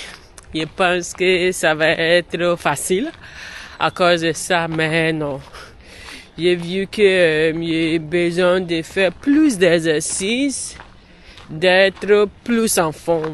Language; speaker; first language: French; non-native, learner; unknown